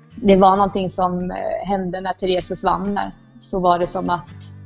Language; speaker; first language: Swedish; native; Swedish